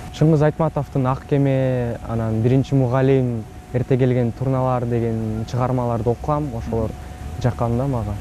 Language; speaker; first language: Kyrgyz; non-native, local second language; Russian